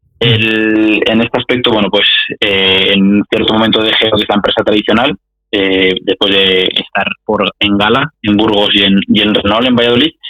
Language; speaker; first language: Spanish; native; Spanish